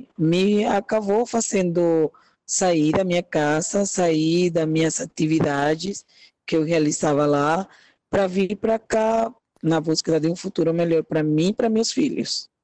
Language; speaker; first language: Portuguese; non-native, fluent; Spanish